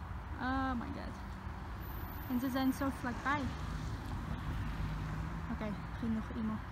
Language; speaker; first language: Dutch; non-native, learner; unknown